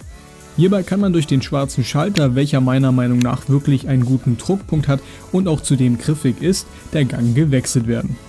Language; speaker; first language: German; native; German